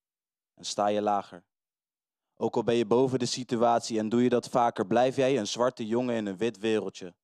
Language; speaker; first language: Dutch; native; Dutch